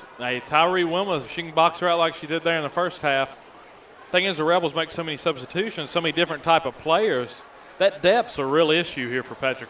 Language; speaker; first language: English; native; English